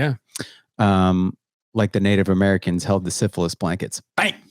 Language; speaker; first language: English; native; English